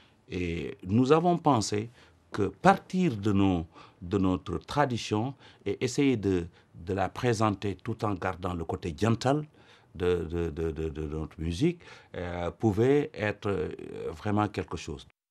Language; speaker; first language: French; non-native, local second language; Wolof